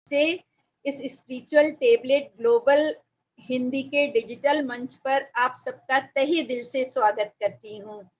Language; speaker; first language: Hindi; native; Hindi